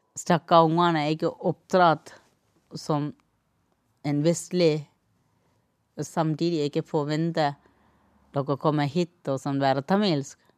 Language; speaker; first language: Norwegian; non-native, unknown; Tamil